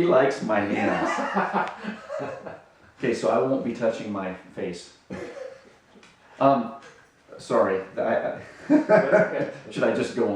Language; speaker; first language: English; native; English